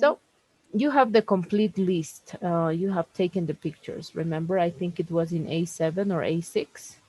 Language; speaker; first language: English; non-native, fluent; Spanish